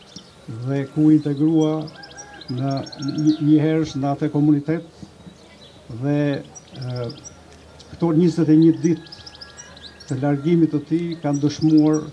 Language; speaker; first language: Albanian; native; Albanian